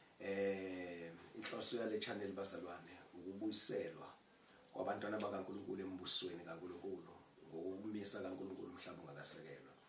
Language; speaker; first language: Zulu; native; Zulu